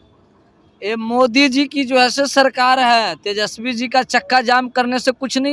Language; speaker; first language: Hindi; native; Hindi